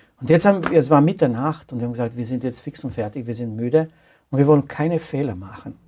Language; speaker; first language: German; non-native, fluent; Romanian